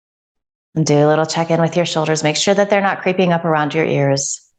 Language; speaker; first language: English; native; English